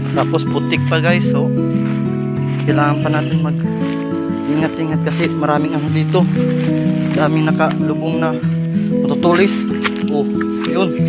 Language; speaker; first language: Filipino; non-native, local second language; Surigaonon